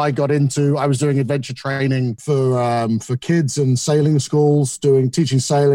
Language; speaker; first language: English; native; English